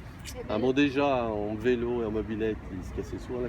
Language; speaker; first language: French; native; French